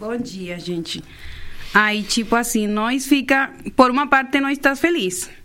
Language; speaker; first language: Portuguese; non-native, fluent; Spanish